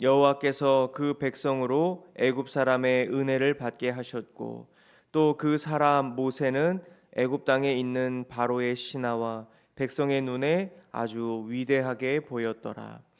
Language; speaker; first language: Korean; native; Korean